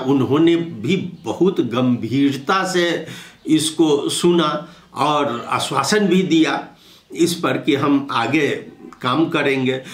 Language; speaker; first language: Hindi; native; Hindi